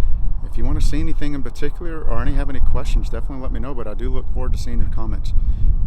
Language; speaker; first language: English; native; English